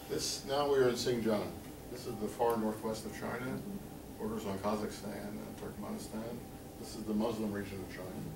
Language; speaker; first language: English; native; English